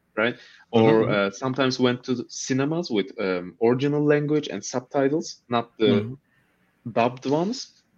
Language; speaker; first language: English; non-native, fluent; Turkish